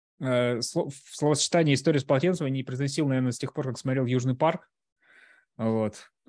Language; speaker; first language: Russian; native; Russian